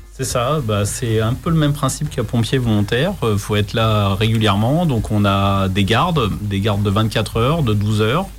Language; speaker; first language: French; native; French